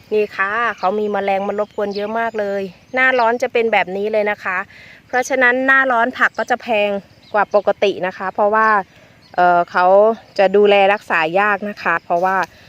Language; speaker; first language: Thai; non-native, local second language; Northeastern Thai